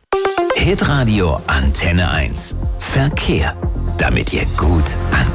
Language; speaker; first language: German; native; German